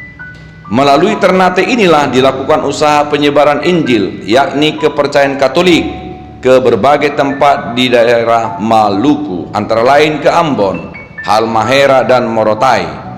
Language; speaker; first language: Indonesian; native; Indonesian